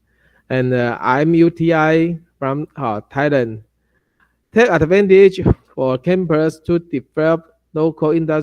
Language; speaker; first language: English; non-native, learner; Chinese